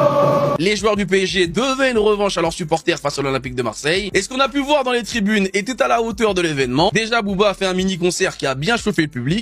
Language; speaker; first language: French; native; French